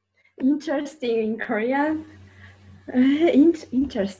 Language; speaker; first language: English; non-native, learner; Japanese